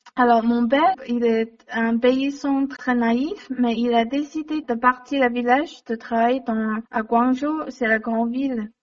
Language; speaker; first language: French; non-native, learner; Chinese